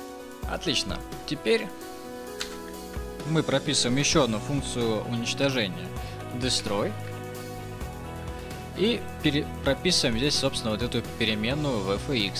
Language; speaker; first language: Russian; native; Russian